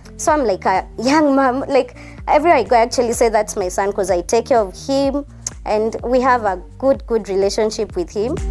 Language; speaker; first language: English; non-native, local second language; Kikuyu